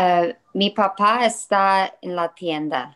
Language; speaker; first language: Spanish; non-native, learner; English